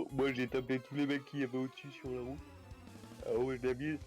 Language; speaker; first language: French; native; French